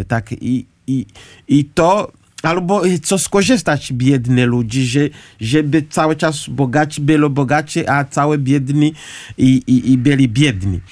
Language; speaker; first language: Polish; non-native, learner; Kinyarwanda